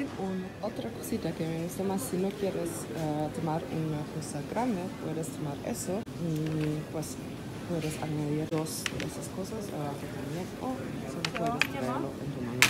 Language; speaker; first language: Spanish; non-native, learner; German